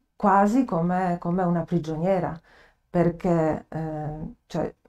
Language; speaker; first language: Italian; non-native, fluent; Polish